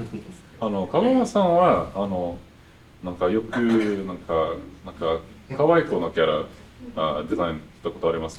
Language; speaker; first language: Japanese; non-native, fluent; English